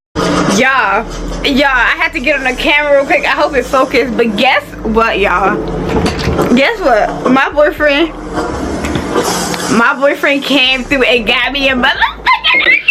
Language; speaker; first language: English; native; English